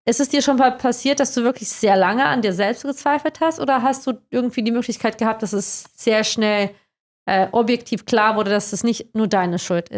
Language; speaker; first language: German; native; German